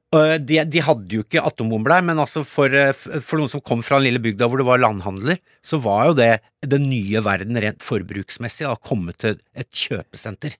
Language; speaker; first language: Norwegian; early bilingual, other home language; English